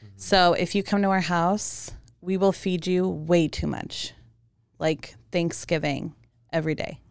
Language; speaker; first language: English; early bilingual, heritage; German